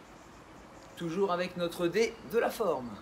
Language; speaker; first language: French; native; French